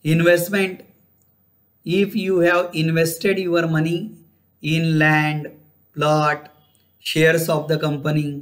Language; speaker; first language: Hindi; non-native, local second language; Marathi